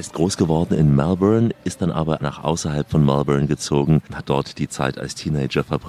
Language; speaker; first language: German; native; German